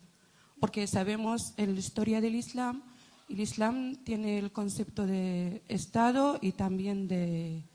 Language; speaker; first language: Spanish; non-native, fluent; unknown